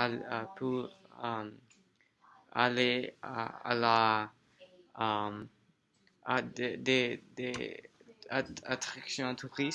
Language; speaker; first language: French; non-native, learner; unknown